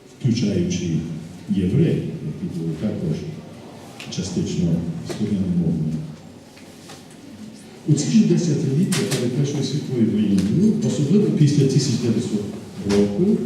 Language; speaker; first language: Ukrainian; non-native, fluent; English